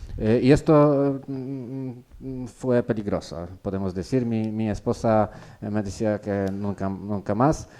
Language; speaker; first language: Spanish; non-native, learner; Polish